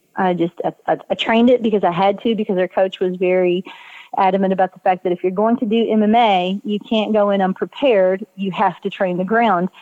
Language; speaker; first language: English; native; English